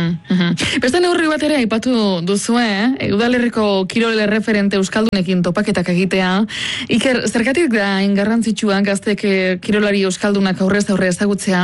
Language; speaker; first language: Basque; native; Basque